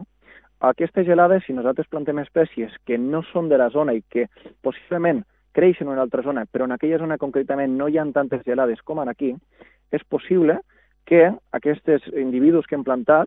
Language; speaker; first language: Catalan; native; Catalan